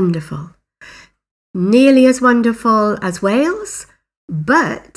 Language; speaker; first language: English; native; English